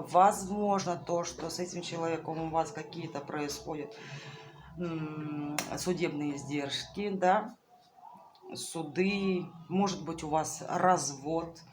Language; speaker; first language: Russian; native; Russian